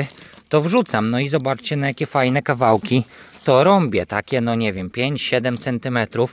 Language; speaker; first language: Polish; native; Polish